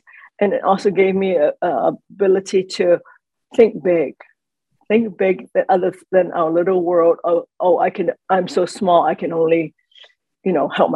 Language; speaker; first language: English; non-native, local second language; Cantonese